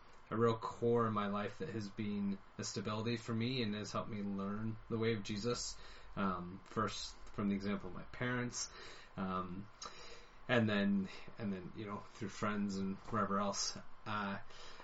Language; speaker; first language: English; native; English